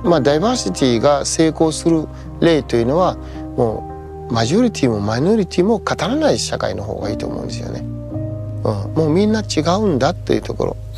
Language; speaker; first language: Japanese; non-native, fluent; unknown